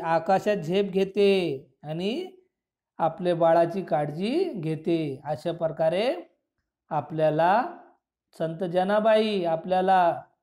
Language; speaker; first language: Marathi; non-native, local second language; Urdu